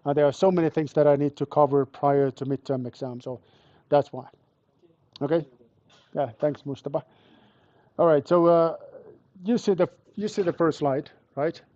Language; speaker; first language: English; non-native, fluent; Finnish